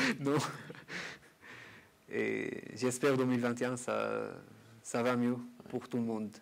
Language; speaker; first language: French; non-native, learner; Arabic